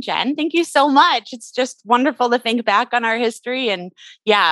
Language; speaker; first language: English; native; English